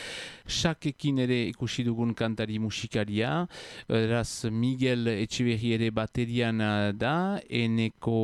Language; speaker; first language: Basque; native; Basque